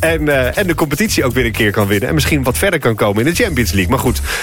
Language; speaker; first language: Dutch; native; Dutch